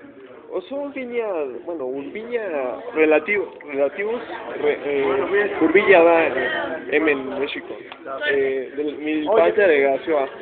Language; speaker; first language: Basque; non-native, learner; Spanish